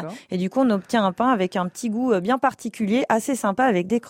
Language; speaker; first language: French; native; French